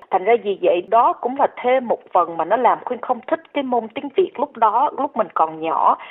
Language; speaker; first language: Vietnamese; early bilingual, heritage; Vietnamese